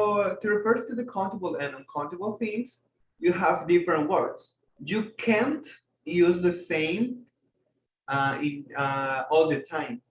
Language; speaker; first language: English; non-native, fluent; Spanish